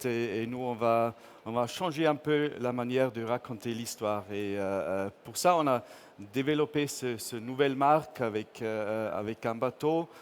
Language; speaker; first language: French; non-native, fluent; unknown